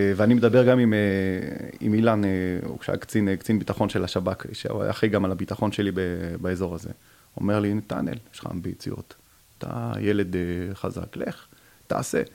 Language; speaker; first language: Hebrew; early bilingual, other home language; French